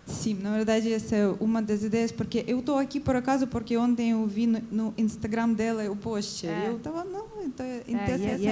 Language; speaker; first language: Portuguese; non-native, learner; Ukrainian